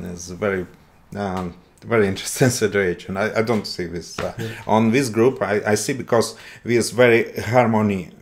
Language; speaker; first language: English; non-native, learner; Russian